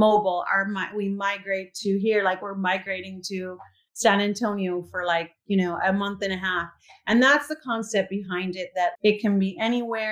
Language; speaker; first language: English; native; English